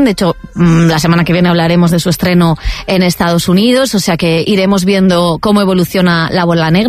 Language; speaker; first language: Spanish; native; Spanish